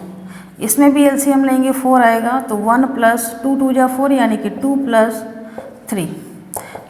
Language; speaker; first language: Hindi; native; Hindi